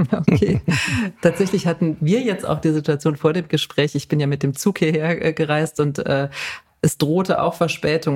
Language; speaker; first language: German; native; German